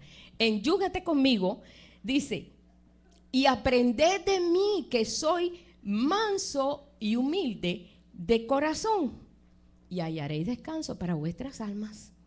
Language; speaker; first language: Spanish; native; Spanish